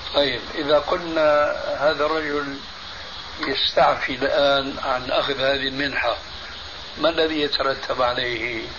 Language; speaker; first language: Arabic; early bilingual, other home language; Albanian